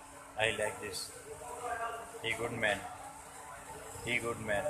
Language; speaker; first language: English; non-native, learner; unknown